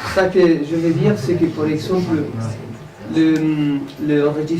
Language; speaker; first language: French; non-native, fluent; Spanish